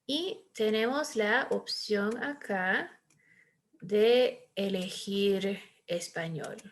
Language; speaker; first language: Spanish; early bilingual, heritage; Spanish